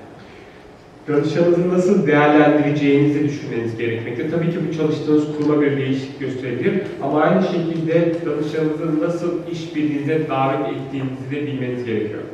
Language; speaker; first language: Turkish; native; Turkish